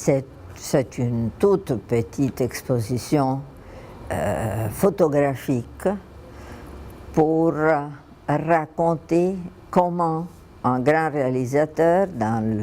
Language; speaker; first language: French; non-native, fluent; Italian